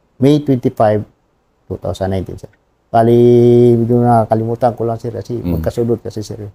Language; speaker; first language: Filipino; non-native, local second language; Bikol